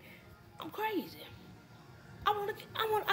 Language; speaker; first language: English; native; English